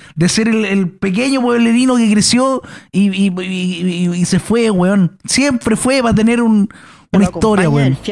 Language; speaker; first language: Spanish; native; Spanish